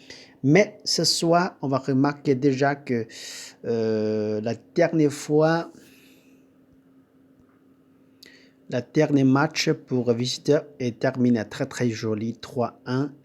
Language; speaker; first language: French; non-native, fluent; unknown